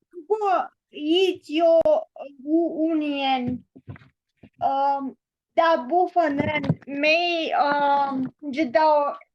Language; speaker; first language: Chinese; non-native, learner; Romanian